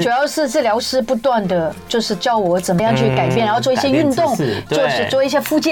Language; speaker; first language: Chinese; native; Chinese